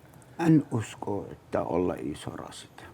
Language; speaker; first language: Finnish; non-native, learner; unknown